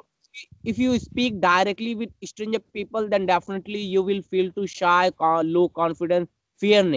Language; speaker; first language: English; non-native, learner; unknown